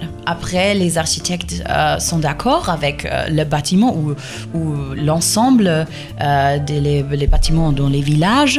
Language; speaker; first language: French; non-native, fluent; German